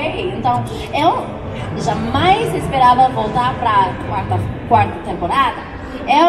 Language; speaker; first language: Portuguese; non-native, learner; English